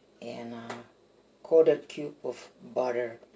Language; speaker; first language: English; non-native, learner; Indonesian